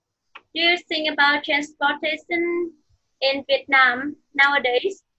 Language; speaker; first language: English; non-native, fluent; Vietnamese